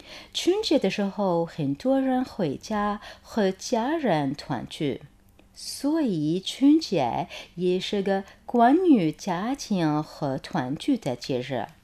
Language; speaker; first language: Chinese; non-native, fluent; Arabic